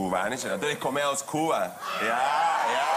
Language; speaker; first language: German; non-native, fluent; Spanish